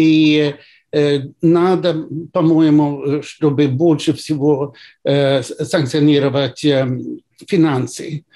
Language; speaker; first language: Russian; non-native, fluent; Swedish